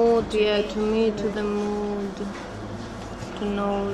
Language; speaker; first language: English; non-native, learner; Russian